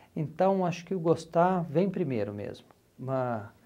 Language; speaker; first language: Portuguese; native; Portuguese